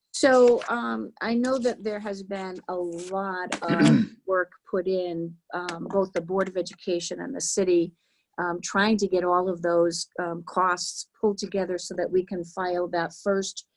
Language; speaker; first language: English; native; English